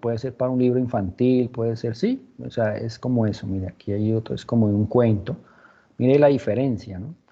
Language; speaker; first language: Spanish; native; Spanish